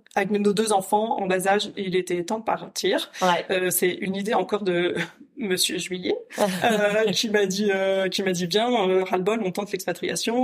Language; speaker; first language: French; native; French